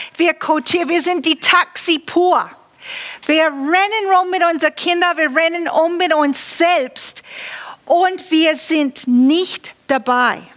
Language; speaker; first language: German; non-native, fluent; English